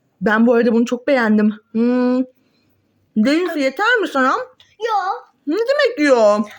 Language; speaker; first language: Turkish; native; Turkish